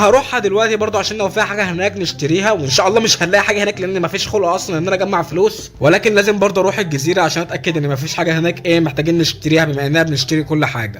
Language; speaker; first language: Arabic; native; Arabic